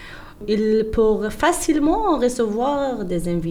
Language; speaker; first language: French; non-native, learner; Persian